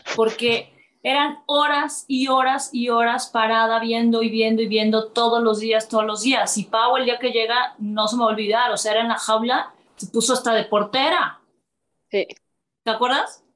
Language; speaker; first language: Spanish; native; Spanish